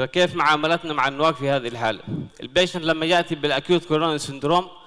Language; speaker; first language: Arabic; native; Arabic